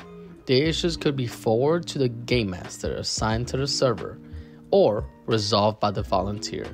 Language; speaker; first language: English; native; English